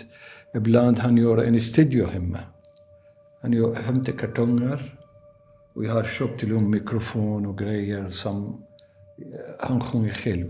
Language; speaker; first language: Swedish; non-native, learner; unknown